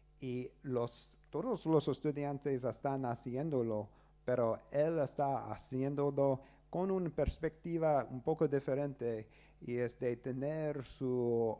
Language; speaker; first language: Spanish; non-native, learner; English